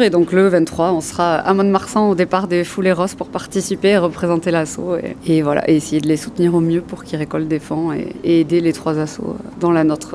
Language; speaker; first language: French; native; French